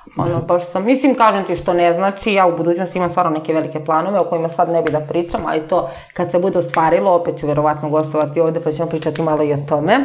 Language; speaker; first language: Serbian; early bilingual, heritage; Serbian